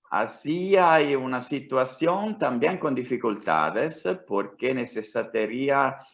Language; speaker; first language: Spanish; non-native, fluent; Italian